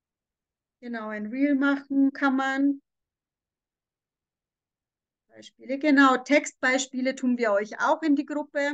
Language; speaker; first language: German; native; German